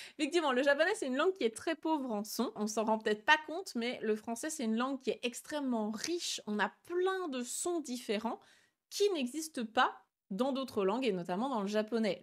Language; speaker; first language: French; native; French